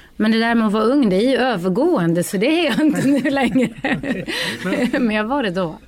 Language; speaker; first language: Swedish; non-native, fluent; Norwegian